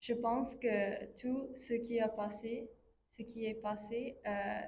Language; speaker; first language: French; non-native, fluent; English